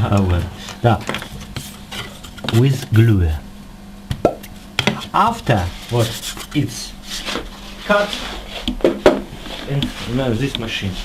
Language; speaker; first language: English; non-native, learner; Russian